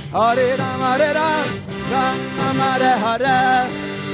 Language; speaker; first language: English; non-native, fluent; Czech